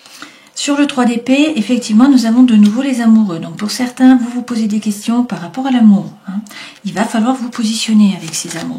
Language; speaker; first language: French; native; French